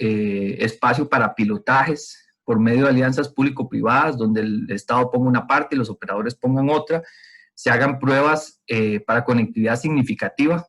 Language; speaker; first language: Spanish; native; Spanish